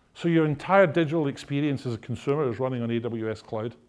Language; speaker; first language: English; native; English